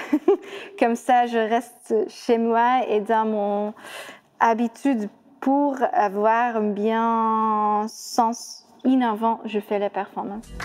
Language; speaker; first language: French; non-native, fluent; Dutch